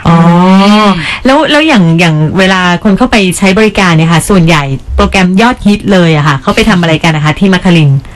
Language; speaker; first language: Thai; native; Thai